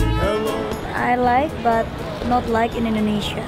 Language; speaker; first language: English; non-native, learner; Indonesian